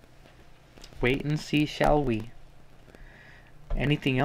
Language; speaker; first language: English; native; English